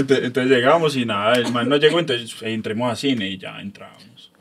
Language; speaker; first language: Spanish; native; Spanish